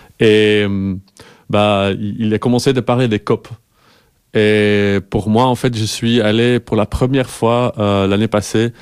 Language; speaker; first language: French; non-native, fluent; Dutch